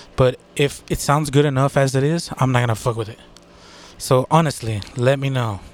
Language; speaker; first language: English; native; English